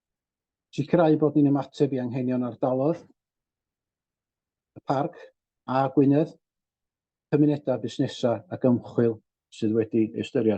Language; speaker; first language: Welsh; native; Welsh